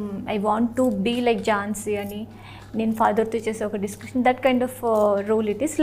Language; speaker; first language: Telugu; non-native, local second language; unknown